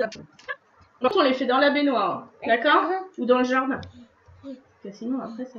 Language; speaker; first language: French; native; French